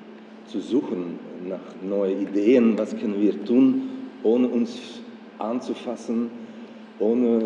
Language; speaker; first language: German; non-native, fluent; Dutch